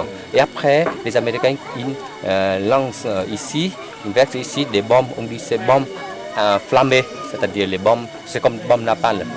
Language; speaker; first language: French; non-native, fluent; Vietnamese